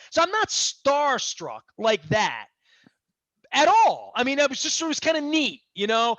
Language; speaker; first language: English; native; English